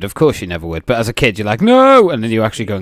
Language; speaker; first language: English; native; English